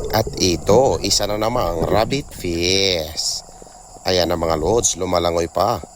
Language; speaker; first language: Filipino; non-native, local second language; Cebuano